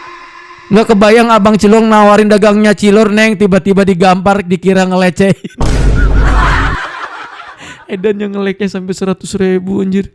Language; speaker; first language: Indonesian; native; Indonesian